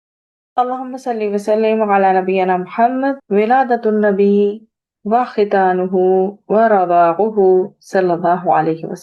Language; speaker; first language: Arabic; non-native, fluent; Urdu